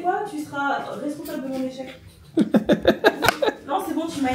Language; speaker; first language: French; native; French